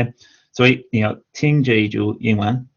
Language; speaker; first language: Chinese; non-native, fluent; English